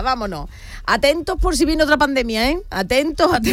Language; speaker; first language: Spanish; native; Spanish